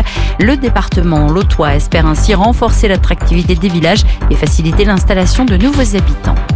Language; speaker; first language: French; native; French